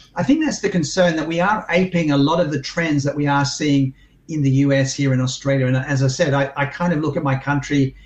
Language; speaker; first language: English; native; English